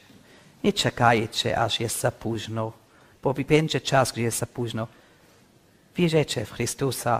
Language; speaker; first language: Polish; non-native, learner; English